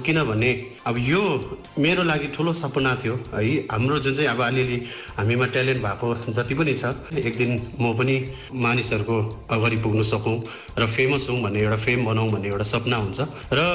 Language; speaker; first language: Nepali; native; Nepali